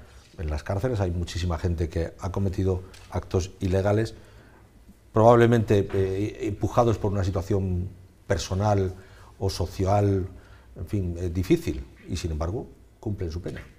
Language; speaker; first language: Spanish; native; Spanish